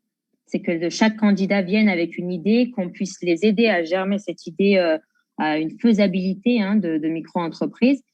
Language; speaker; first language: French; native; French